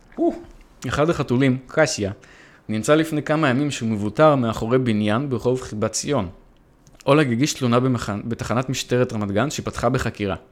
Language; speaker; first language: Hebrew; native; Hebrew